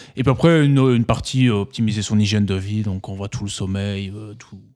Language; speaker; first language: French; native; French